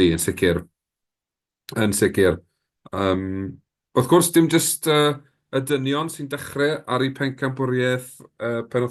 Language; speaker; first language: Welsh; native; Welsh